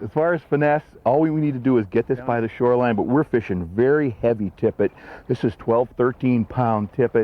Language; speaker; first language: English; native; English